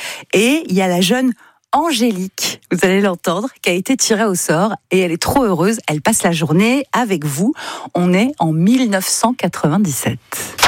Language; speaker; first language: French; native; French